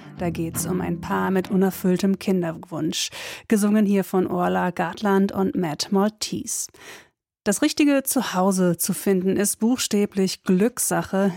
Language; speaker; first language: German; native; German